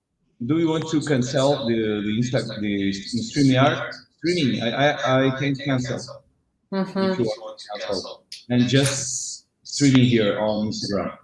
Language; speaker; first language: English; non-native, learner; Portuguese